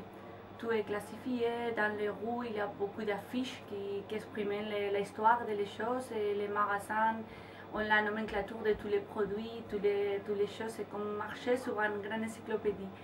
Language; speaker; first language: French; non-native, fluent; Spanish